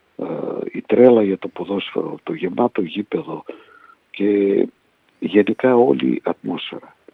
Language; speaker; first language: Greek; early bilingual, heritage; Greek